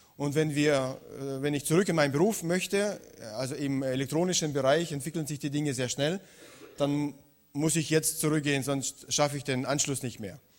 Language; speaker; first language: German; non-native, fluent; Russian